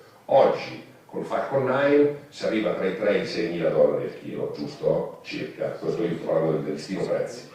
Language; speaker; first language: Italian; native; Italian